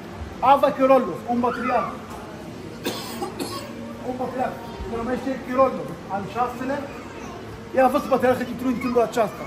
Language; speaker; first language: Romanian; non-native, learner; Arabic